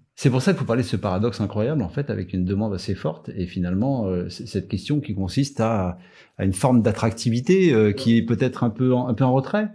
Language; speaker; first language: French; native; French